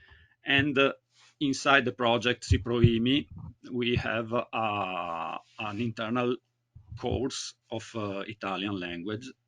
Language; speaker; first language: English; non-native, learner; Italian